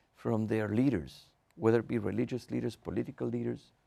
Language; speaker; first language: English; non-native, fluent; Spanish